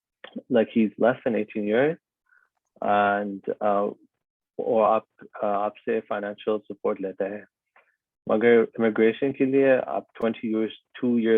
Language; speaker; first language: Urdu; early bilingual, heritage; Urdu